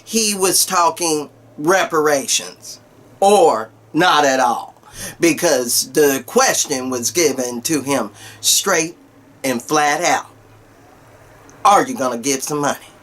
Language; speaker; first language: English; native; English